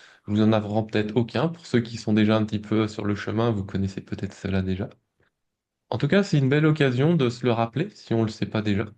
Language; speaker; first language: French; native; French